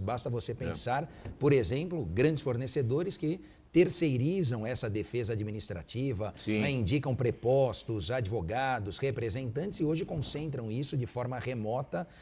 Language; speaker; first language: Portuguese; native; Portuguese